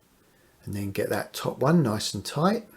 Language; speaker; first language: English; native; English